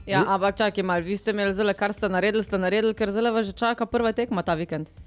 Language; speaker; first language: Slovenian; native; Slovenian